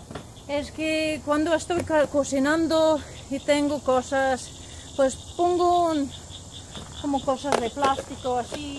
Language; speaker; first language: Spanish; non-native, learner; English